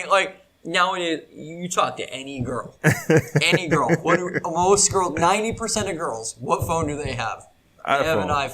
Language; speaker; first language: English; native; English